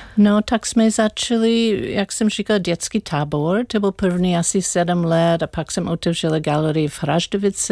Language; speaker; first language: Czech; non-native, learner; English